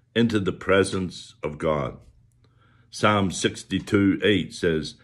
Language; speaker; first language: English; native; English